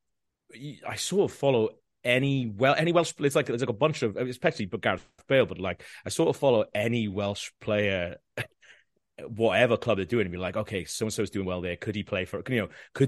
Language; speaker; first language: English; non-native, local second language; Welsh